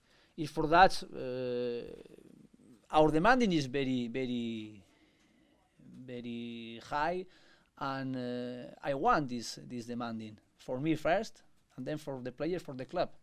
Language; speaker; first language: English; non-native, learner; Spanish